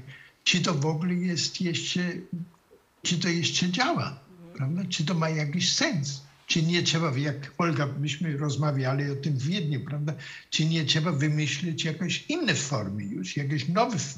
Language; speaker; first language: Polish; non-native, fluent; German